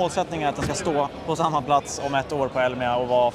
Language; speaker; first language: Swedish; native; Swedish